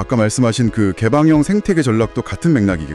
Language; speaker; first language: Korean; native; Korean